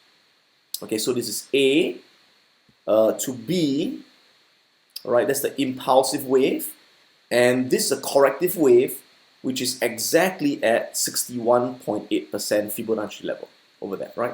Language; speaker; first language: English; native; English